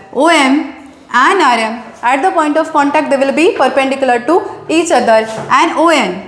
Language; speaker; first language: English; non-native, local second language; Marathi